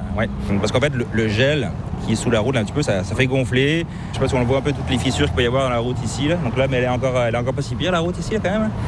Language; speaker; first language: French; native; French